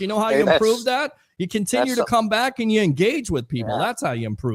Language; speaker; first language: English; native; English